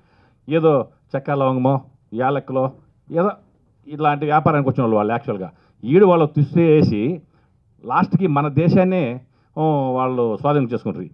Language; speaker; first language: Telugu; native; Telugu